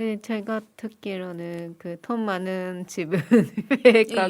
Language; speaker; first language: Korean; non-native, fluent; Japanese